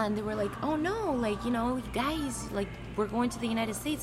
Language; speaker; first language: English; non-native, fluent; Greek